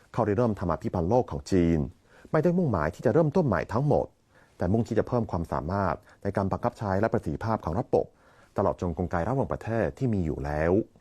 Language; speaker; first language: Thai; non-native, fluent; Chinese